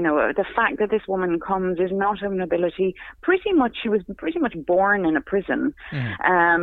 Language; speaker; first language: English; native; English